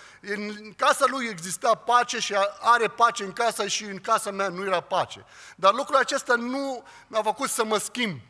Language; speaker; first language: Romanian; non-native, fluent; Arabic